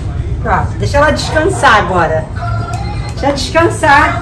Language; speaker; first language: Portuguese; native; Portuguese